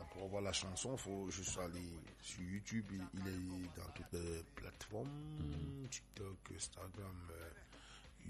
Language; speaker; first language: French; non-native, local second language; Basaa